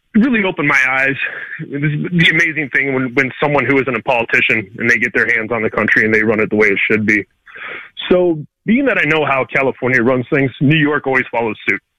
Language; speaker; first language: English; native; English